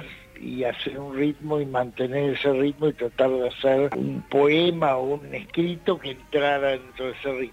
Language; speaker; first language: Spanish; native; Spanish